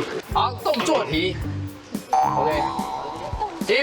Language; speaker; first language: Chinese; native; Chinese